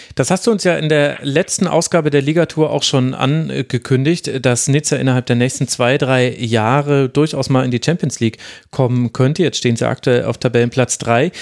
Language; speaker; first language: German; non-native, fluent; French